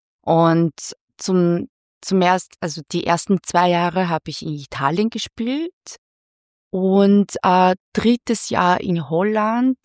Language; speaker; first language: German; non-native, fluent; Chinese